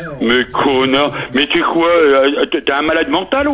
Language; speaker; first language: French; native; French